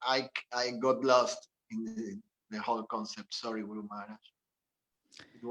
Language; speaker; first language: English; non-native, learner; Spanish